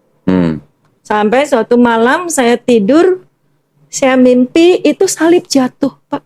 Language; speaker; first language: Indonesian; native; Indonesian